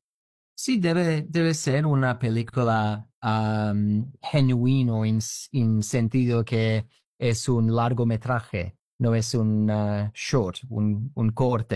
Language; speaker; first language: Spanish; non-native, fluent; English